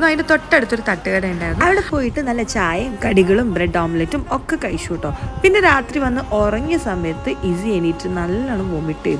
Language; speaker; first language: Malayalam; native; Malayalam